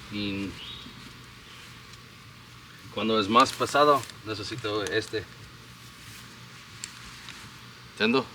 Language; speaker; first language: Spanish; non-native, learner; English